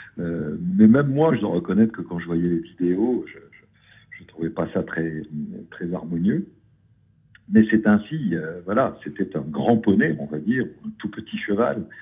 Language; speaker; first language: French; native; French